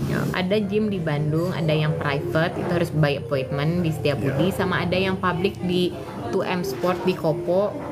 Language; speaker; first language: Indonesian; native; Indonesian